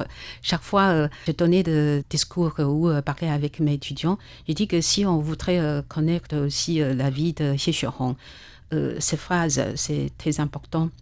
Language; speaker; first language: French; non-native, learner; Chinese